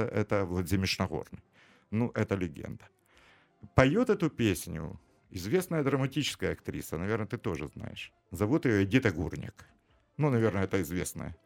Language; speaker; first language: Russian; native; Russian